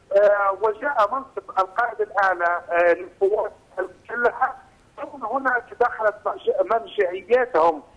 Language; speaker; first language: Arabic; native; Arabic